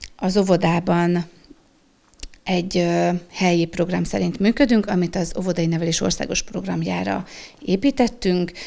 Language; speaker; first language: Hungarian; native; Hungarian